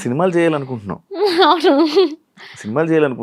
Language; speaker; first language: Telugu; native; Telugu